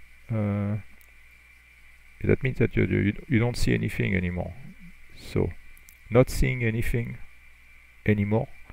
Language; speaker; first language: English; non-native, fluent; French